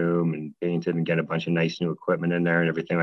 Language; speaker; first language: English; native; English